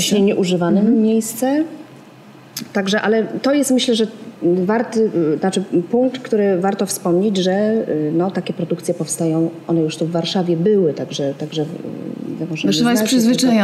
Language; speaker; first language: Polish; native; Polish